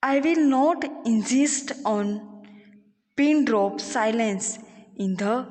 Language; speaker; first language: English; non-native, local second language; Gujarati